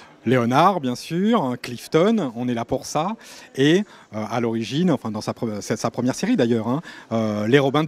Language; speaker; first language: French; native; French